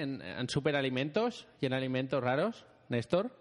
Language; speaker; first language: Spanish; non-native, local second language; Catalan